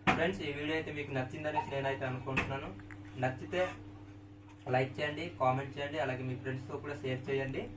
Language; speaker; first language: Telugu; non-native, local second language; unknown